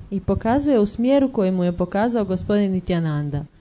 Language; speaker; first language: Croatian; native; Croatian